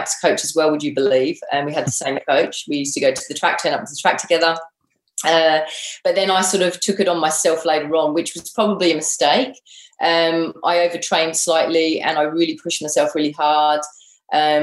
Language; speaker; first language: English; native; English